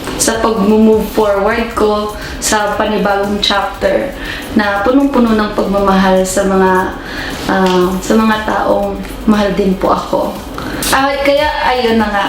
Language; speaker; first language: Filipino; non-native, local second language; Cebuano